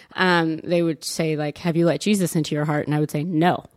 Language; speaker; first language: English; early bilingual, other home language; Italian